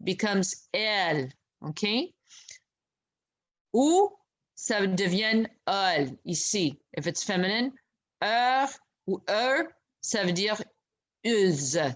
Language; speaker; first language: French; non-native, local second language; English